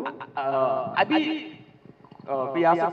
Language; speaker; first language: Hindi; native; Hindi